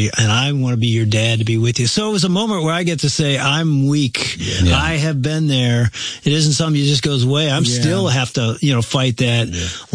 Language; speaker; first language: English; native; English